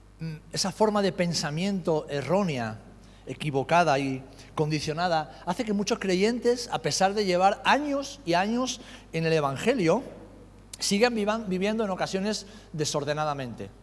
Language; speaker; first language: Spanish; native; Spanish